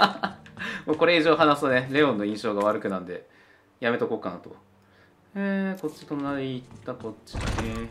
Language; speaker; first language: Japanese; native; Japanese